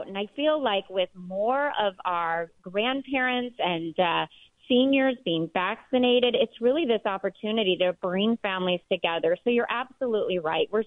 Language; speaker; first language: English; native; English